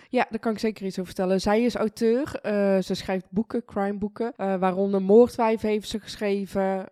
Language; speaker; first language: Dutch; early bilingual, other home language; Persian